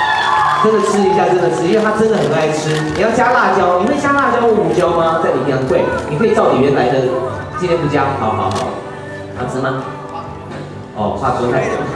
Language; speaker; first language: Chinese; native; Chinese